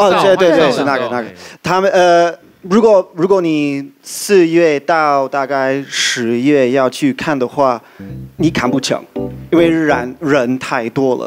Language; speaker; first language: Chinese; non-native, fluent; English